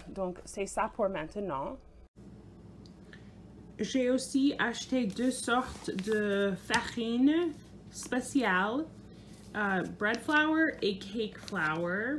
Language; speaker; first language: French; non-native, fluent; English